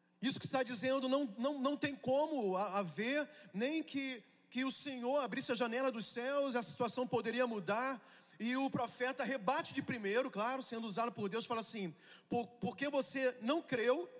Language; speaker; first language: Portuguese; native; Portuguese